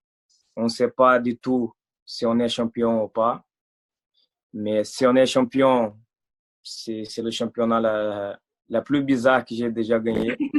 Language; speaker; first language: French; non-native, fluent; Portuguese